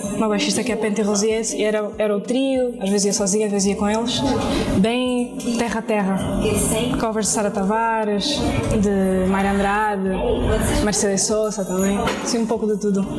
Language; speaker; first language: Portuguese; early bilingual, other home language; Spanish